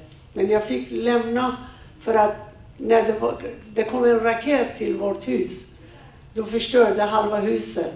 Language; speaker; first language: Swedish; non-native, fluent; Persian